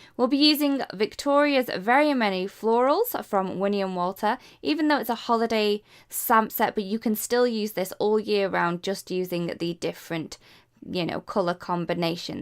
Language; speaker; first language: English; native; English